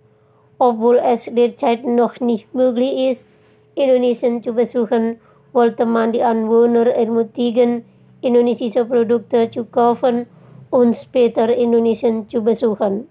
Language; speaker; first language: German; non-native, fluent; Indonesian